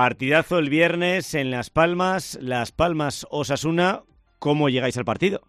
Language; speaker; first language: Spanish; native; Spanish